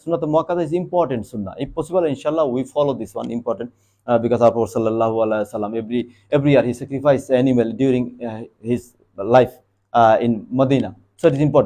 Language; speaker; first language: English; non-native, local second language; Bangla